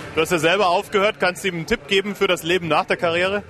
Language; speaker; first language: German; native; German